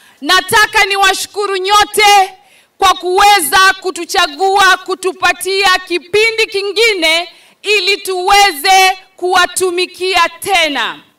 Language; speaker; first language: Swahili; non-native, local second language; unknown